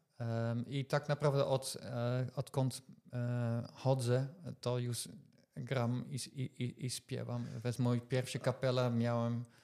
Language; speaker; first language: Polish; non-native, fluent; Dutch